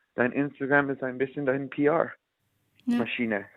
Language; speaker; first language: German; non-native, fluent; English